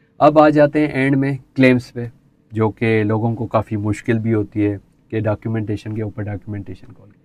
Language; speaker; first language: Urdu; non-native, local second language; Sindhi